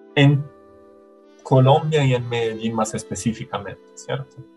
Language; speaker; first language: Spanish; non-native, fluent; German